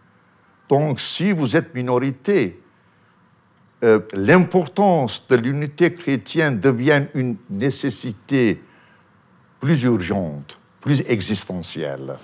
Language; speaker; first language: French; non-native, fluent; Armenian